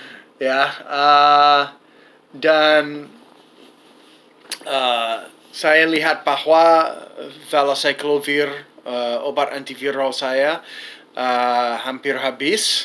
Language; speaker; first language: Indonesian; non-native, fluent; English